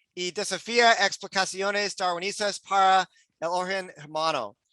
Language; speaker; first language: Spanish; non-native, learner; English